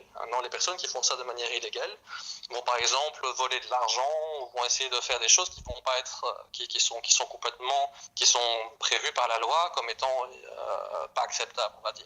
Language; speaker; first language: French; native; French